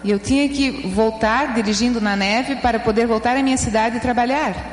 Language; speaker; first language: Portuguese; native; Portuguese